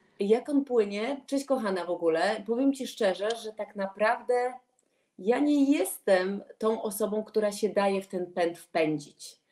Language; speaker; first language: Polish; native; Polish